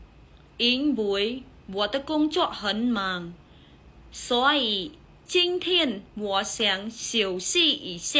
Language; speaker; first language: Chinese; non-native, fluent; Khmer